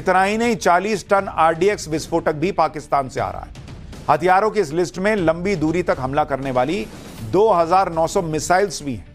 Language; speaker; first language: Hindi; native; Hindi